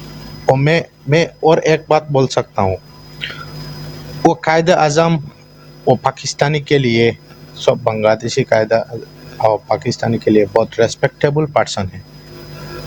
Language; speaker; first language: Hindi; non-native, fluent; Bangla